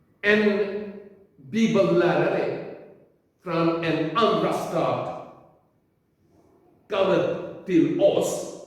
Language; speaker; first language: Swedish; non-native, learner; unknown